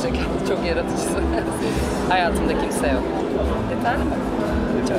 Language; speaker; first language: Turkish; native; Turkish